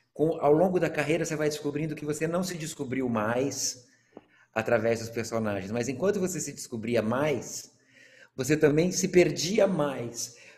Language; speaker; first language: Portuguese; native; Portuguese